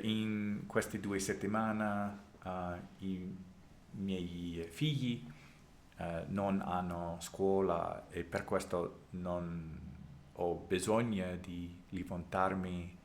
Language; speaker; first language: Italian; non-native, learner; English